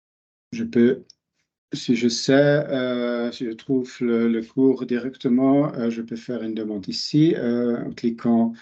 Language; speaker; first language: French; non-native, local second language; German